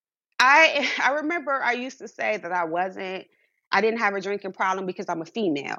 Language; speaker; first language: English; native; English